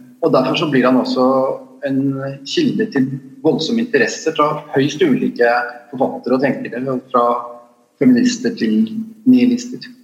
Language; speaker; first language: Norwegian; native; Norwegian